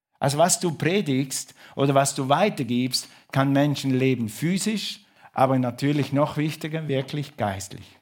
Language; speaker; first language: German; non-native, fluent; English